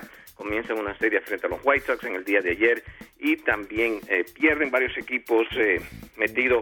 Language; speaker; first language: Spanish; native; Spanish